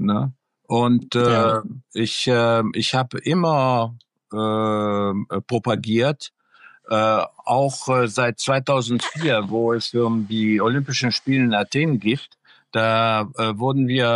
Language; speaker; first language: German; early bilingual, other home language; Greek